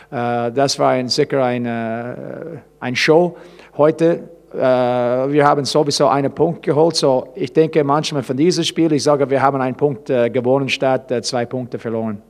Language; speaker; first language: German; non-native, learner; English